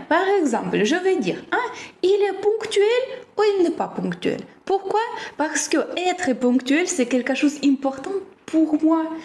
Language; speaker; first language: French; non-native, fluent; Ukrainian